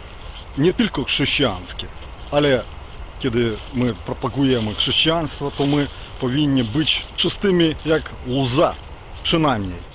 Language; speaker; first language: Polish; non-native, learner; Ukrainian